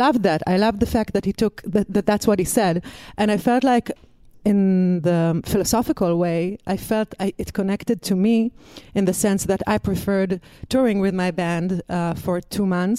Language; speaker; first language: English; non-native, fluent; Hebrew